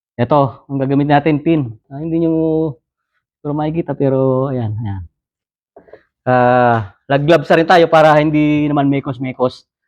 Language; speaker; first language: Filipino; native; Filipino